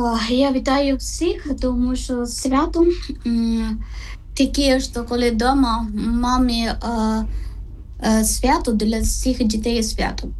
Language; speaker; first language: Ukrainian; non-native, learner; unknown